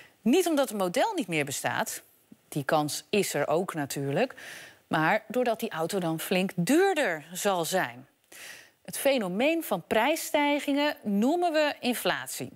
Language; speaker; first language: Dutch; native; Dutch